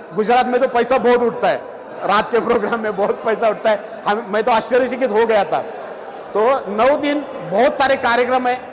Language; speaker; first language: Hindi; non-native, local second language; Marathi